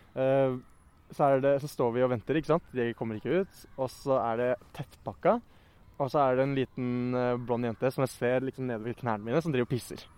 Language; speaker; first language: Norwegian; native; Norwegian